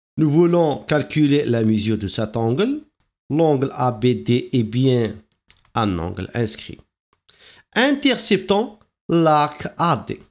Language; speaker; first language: French; non-native, local second language; Arabic